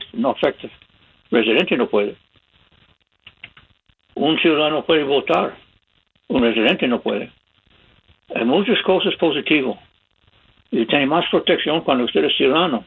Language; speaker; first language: Spanish; non-native, fluent; English